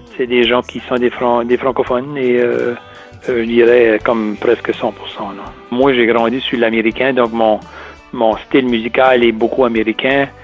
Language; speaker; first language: French; native; French